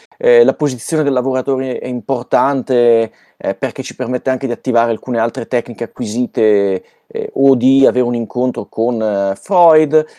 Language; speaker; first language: Italian; native; Italian